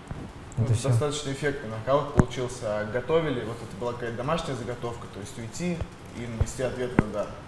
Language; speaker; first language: Russian; native; Russian